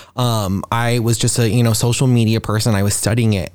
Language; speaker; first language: English; native; English